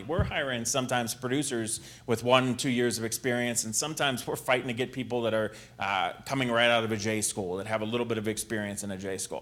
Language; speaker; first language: English; native; English